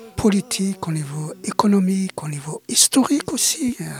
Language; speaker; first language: French; non-native, local second language; Kabyle